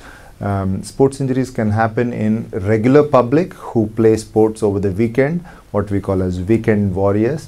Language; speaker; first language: English; non-native, local second language; Telugu